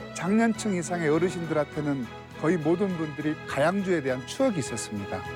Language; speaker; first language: Korean; native; Korean